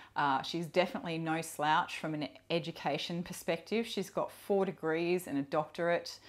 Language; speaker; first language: English; native; English